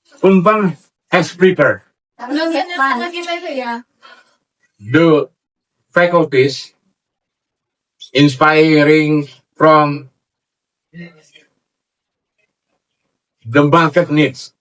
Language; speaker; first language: English; non-native, learner; Indonesian